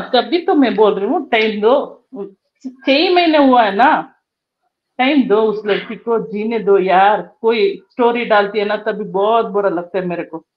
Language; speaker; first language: Hindi; non-native, local second language; Kannada